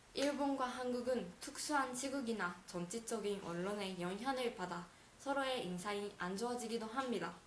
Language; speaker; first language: Korean; non-native, fluent; Japanese